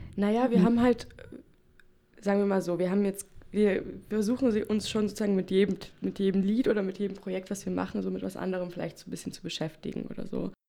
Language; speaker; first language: German; non-native, local second language; Upper Sorbian